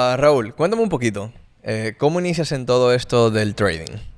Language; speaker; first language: Spanish; native; Spanish